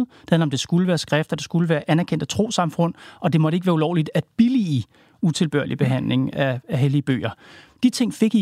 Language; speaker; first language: Danish; native; Danish